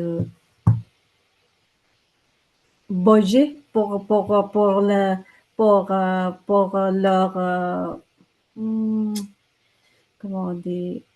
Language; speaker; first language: French; non-native, learner; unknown